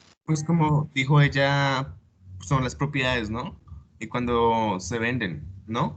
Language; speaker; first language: Spanish; native; Spanish